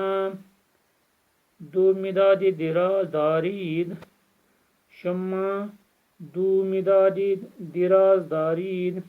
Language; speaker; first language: Persian; non-native, fluent; Urdu